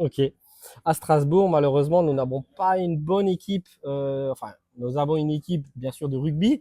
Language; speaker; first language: French; native; French